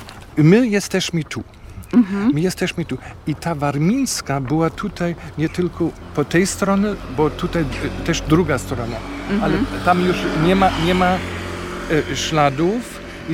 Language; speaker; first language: Polish; non-native, fluent; German